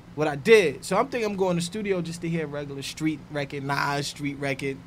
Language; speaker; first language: English; native; English